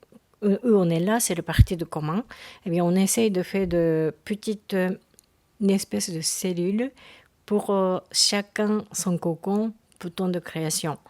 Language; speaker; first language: French; non-native, learner; Japanese